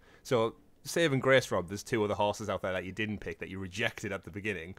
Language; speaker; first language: English; native; English